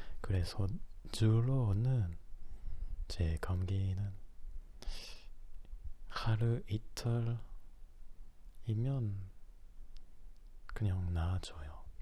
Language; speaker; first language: Korean; non-native, learner; French